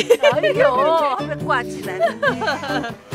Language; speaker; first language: Chinese; native; Chinese